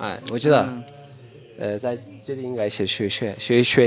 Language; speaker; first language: Chinese; non-native, learner; Turkish